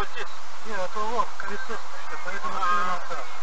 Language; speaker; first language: Russian; native; Russian